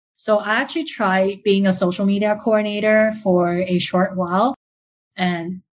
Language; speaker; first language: English; early bilingual, other home language; Chinese